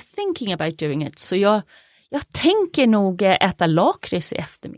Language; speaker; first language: Swedish; native; Swedish